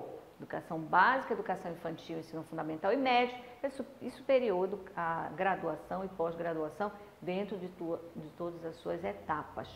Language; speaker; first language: Portuguese; native; Portuguese